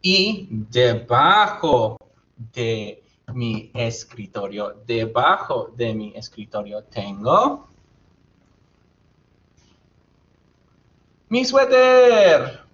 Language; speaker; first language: Spanish; non-native, fluent; English